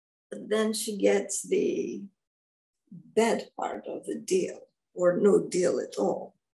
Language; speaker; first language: English; non-native, fluent; Greek